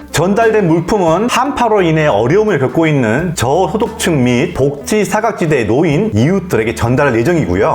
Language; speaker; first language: Korean; native; Korean